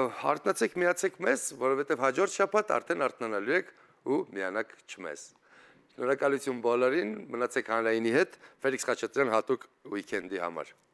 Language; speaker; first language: Armenian; native; Armenian